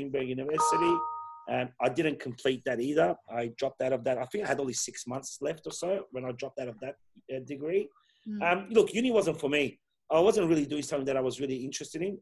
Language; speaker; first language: English; early bilingual, other home language; Persian